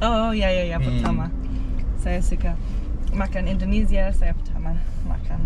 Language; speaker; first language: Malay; non-native, learner; English